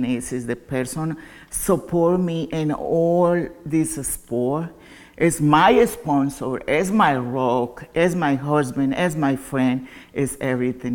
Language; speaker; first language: English; non-native, learner; Spanish